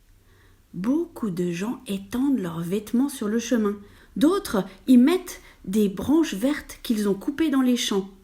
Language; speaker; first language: French; native; French